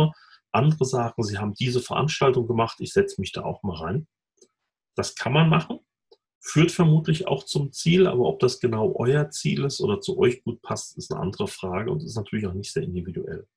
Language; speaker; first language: German; native; German